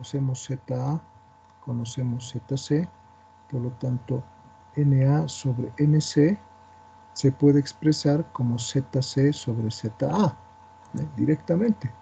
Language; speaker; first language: Spanish; native; Spanish